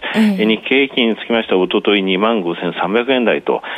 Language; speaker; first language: Japanese; native; Japanese